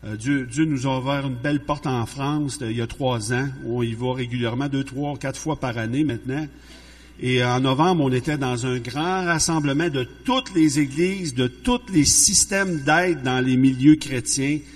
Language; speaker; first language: French; native; French